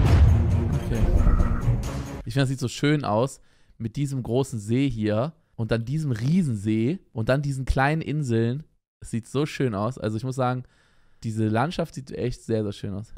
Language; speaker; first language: German; native; German